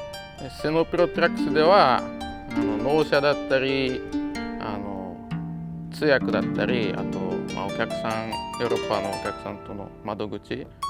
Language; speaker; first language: Japanese; non-native, fluent; Polish